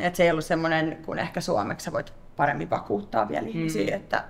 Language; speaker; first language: Finnish; non-native, fluent; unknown